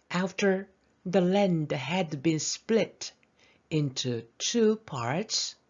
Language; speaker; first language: English; non-native, fluent; Korean